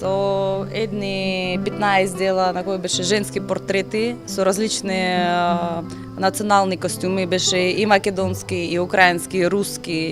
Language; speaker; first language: Macedonian; non-native, learner; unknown